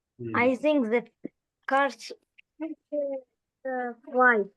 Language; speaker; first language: English; non-native, learner; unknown